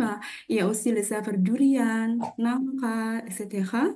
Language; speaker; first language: French; non-native, fluent; Indonesian